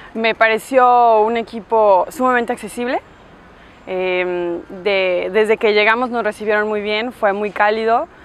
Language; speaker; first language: Spanish; native; Spanish